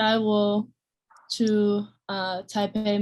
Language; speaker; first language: Chinese; non-native, learner; English